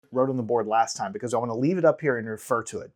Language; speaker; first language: English; native; English